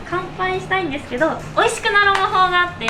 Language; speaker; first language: Japanese; native; Japanese